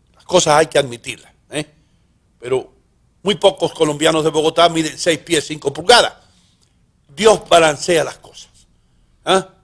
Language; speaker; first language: Spanish; early bilingual, heritage; Spanish